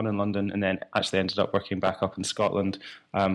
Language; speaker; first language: English; native; English